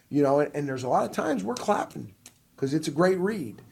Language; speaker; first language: English; native; English